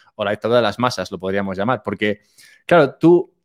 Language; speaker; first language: Spanish; native; Spanish